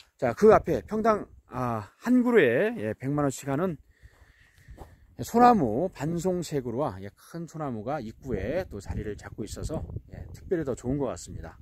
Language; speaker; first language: Korean; native; Korean